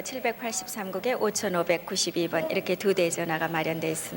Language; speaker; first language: Korean; native; Korean